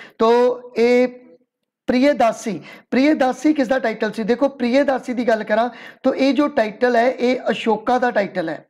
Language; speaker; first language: Hindi; non-native, local second language; Punjabi